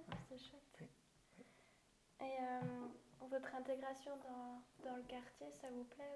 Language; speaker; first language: French; native; French